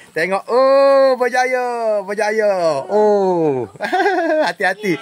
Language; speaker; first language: Malay; native; Malay